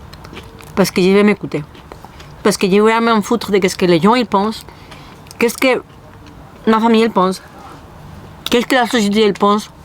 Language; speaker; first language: French; non-native, fluent; Spanish